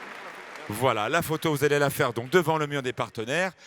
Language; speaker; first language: French; native; French